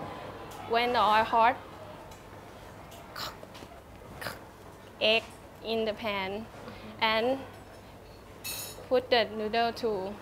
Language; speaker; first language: English; non-native, learner; Thai